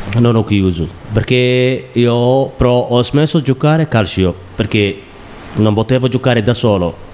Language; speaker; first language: Italian; non-native, learner; Somali